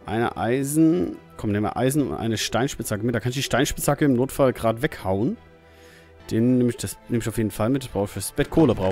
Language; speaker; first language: German; native; German